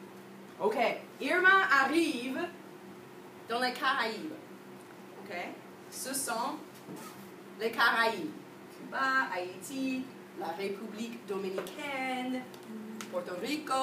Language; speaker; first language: French; non-native, fluent; English